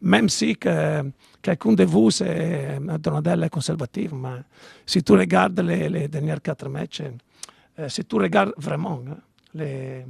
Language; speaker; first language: French; non-native, learner; Italian